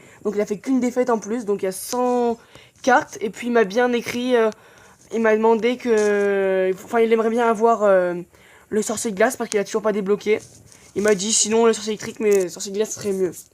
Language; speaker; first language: French; native; French